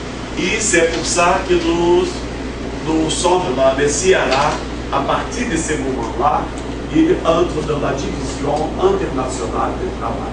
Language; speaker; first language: French; non-native, fluent; Portuguese